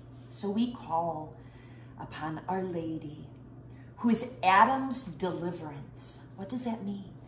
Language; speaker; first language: English; native; English